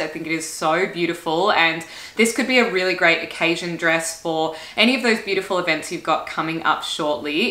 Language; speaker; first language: English; native; English